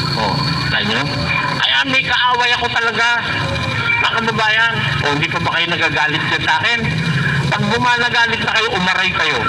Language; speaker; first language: Filipino; native; Filipino